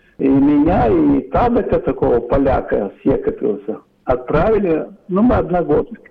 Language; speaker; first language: Russian; non-native, local second language; Polish